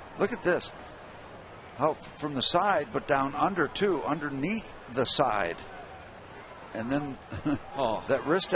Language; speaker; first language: English; native; English